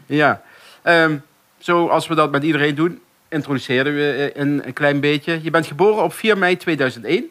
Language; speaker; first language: Dutch; native; Dutch